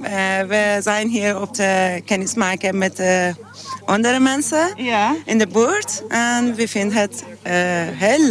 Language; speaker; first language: Dutch; non-native, learner; Persian